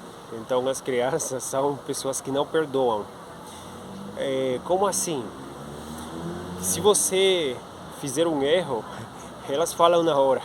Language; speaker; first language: Portuguese; non-native, fluent; Spanish